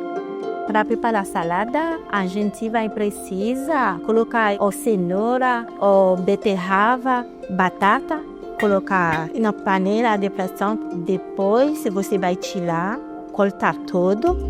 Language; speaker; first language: Portuguese; non-native, learner; Haitian Creole